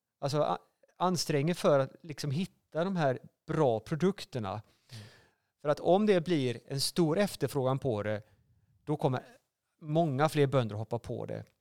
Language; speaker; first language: Swedish; native; Swedish